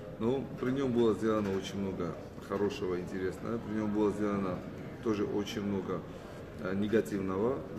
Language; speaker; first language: Russian; non-native, fluent; Georgian